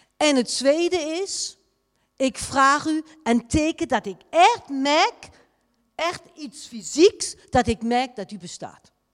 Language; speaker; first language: Dutch; non-native, fluent; French